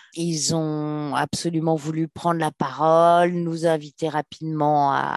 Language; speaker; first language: French; native; French